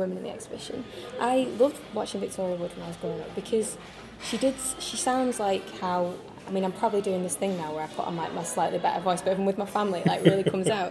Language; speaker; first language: English; native; English